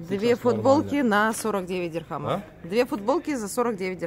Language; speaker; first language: Russian; native; Russian